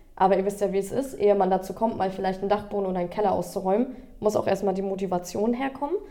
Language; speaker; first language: German; native; German